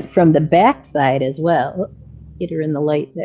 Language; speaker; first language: English; native; English